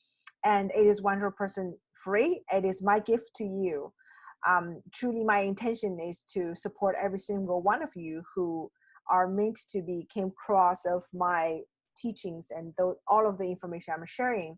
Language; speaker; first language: English; non-native, fluent; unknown